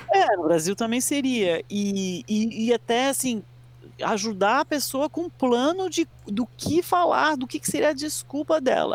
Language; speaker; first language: Portuguese; early bilingual, other home language; English